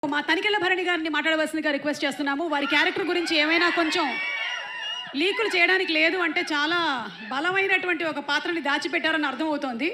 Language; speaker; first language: Telugu; native; Telugu